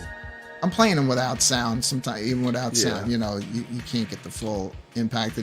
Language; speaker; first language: English; native; English